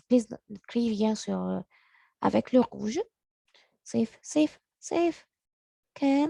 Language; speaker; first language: French; non-native, learner; Arabic